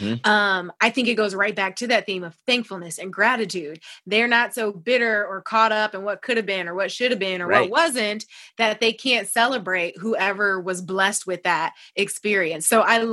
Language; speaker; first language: English; native; English